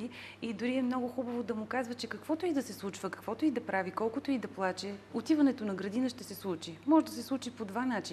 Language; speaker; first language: Bulgarian; native; Bulgarian